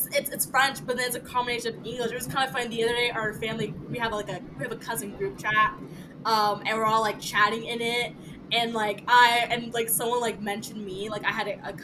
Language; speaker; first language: English; early bilingual, other home language; French